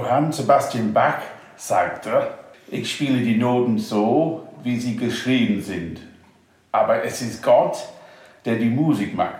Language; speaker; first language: German; non-native, fluent; English